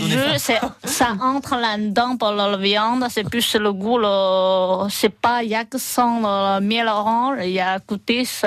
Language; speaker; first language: French; non-native, learner; Chinese